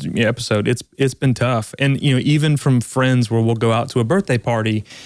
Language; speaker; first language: English; native; English